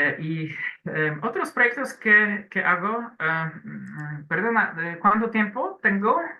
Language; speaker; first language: Spanish; non-native, learner; Polish